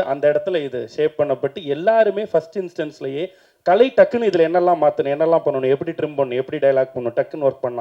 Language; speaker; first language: Tamil; native; Tamil